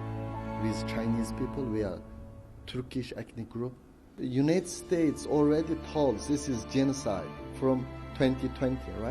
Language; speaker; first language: English; non-native, learner; Uyghur